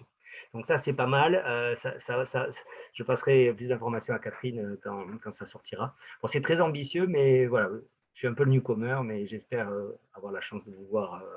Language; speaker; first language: French; native; French